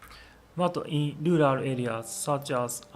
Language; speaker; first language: English; non-native, learner; Japanese